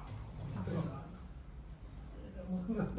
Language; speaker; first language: Portuguese; non-native, learner; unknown